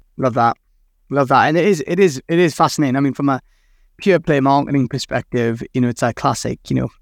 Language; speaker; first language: English; native; English